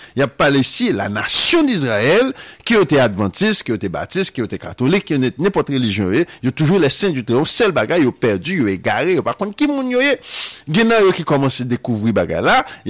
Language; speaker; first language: French; non-native, local second language; Haitian Creole